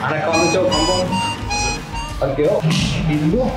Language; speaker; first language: Korean; non-native, learner; English